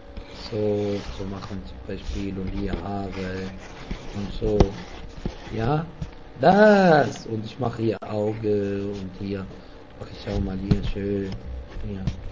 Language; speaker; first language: German; non-native, fluent; Arabic